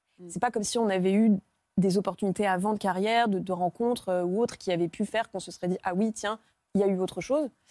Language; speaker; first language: French; native; French